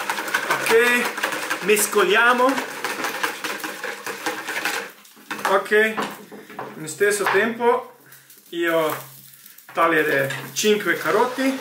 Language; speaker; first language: Italian; non-native, learner; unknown